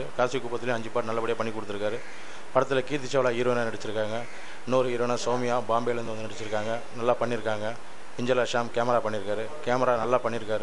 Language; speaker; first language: Tamil; native; Tamil